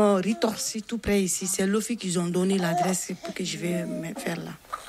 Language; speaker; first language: French; non-native, learner; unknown